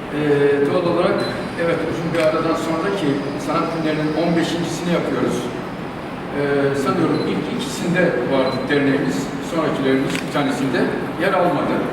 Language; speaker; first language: Turkish; native; Turkish